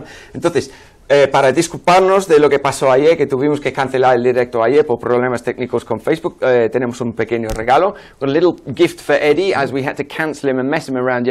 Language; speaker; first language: Spanish; non-native, fluent; English